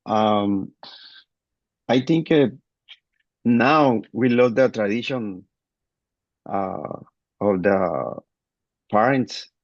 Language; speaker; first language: English; non-native, learner; Spanish